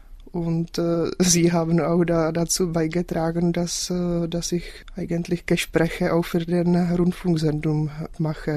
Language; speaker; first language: German; non-native, fluent; Czech